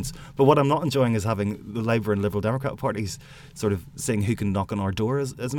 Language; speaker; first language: English; native; English